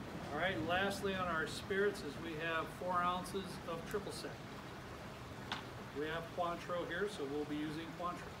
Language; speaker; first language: English; native; English